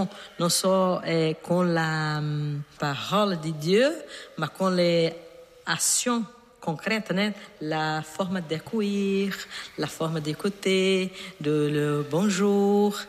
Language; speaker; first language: French; non-native, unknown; Portuguese